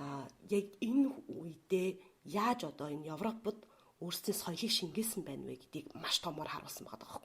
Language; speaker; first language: Mongolian; native; Mongolian